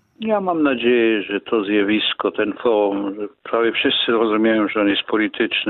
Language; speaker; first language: Polish; non-native, fluent; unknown